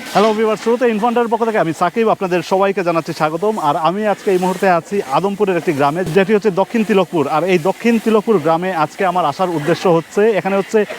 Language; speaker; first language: Bangla; native; Bangla